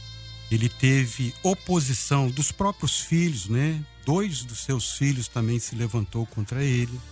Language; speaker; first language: Portuguese; native; Portuguese